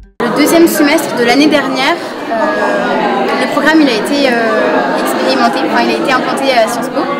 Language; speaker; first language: French; native; French